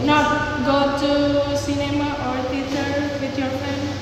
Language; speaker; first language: English; non-native, learner; Indonesian